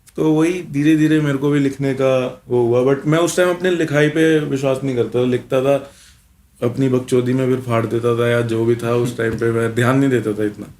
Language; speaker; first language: Hindi; early bilingual, other home language; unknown